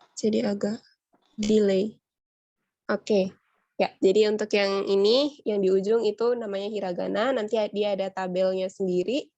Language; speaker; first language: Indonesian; native; Indonesian